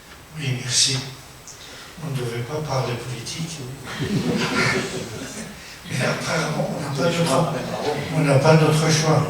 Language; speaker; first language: French; non-native, fluent; Persian